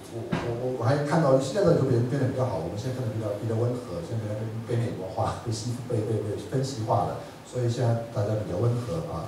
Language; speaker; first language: Chinese; non-native, fluent; German